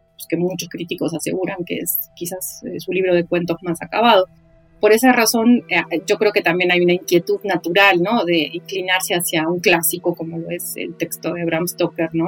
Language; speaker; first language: Spanish; native; Spanish